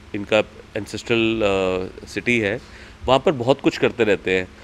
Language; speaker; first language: Hindi; native; Hindi